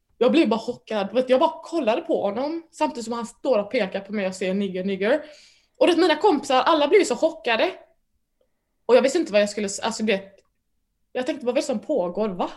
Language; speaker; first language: Swedish; early bilingual, other home language; Mandingo